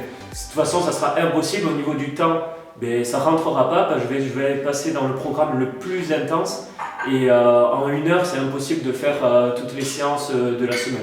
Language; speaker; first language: French; native; French